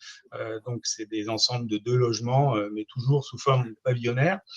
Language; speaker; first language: French; native; French